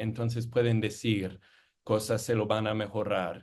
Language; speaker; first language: Spanish; non-native, fluent; English